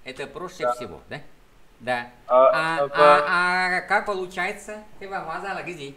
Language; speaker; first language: Russian; non-native, fluent; Vietnamese